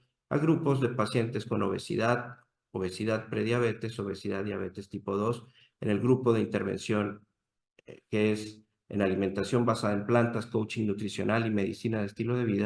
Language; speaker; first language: Spanish; native; Spanish